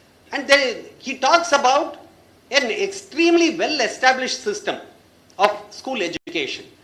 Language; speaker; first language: English; non-native, local second language; Tamil